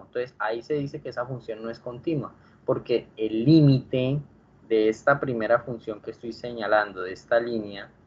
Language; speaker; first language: Spanish; native; Spanish